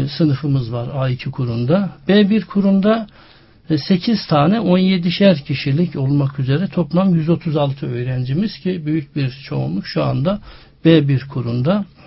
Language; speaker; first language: Turkish; native; Turkish